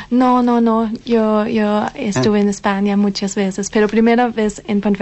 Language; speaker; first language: Spanish; non-native, learner; Danish